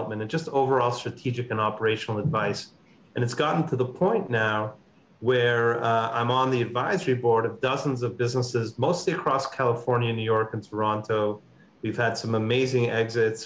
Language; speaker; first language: English; native; English